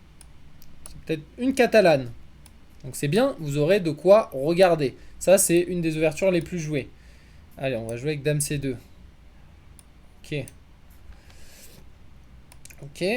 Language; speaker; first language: French; native; French